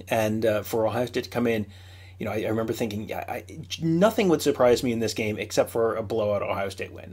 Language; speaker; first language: English; native; English